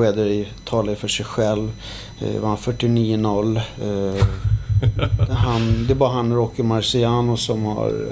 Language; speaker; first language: Swedish; early bilingual, other home language; Arabic